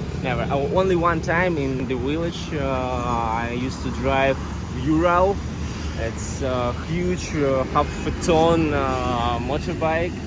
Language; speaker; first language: English; non-native, fluent; Russian